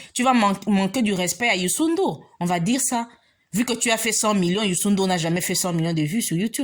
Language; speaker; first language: French; non-native, local second language; Lingala